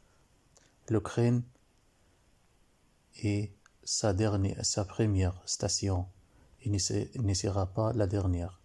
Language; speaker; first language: French; non-native, learner; Arabic